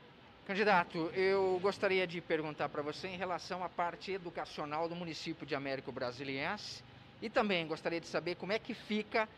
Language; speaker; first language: Portuguese; native; Portuguese